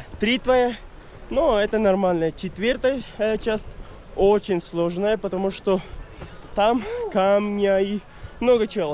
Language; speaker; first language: Russian; non-native, learner; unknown